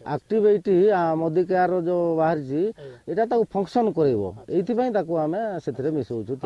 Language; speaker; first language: Odia; native; Odia